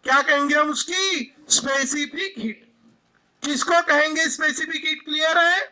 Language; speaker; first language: Hindi; non-native, local second language; Marathi